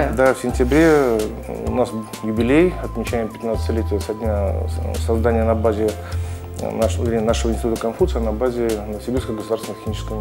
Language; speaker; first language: Russian; native; Russian